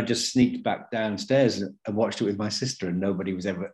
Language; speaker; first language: English; native; English